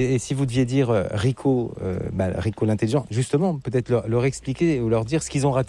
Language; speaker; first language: French; native; French